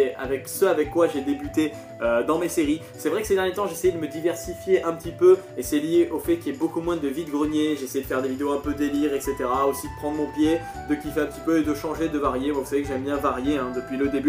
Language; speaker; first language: French; native; French